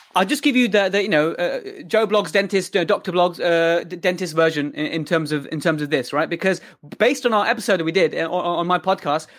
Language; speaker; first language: English; early bilingual, other home language; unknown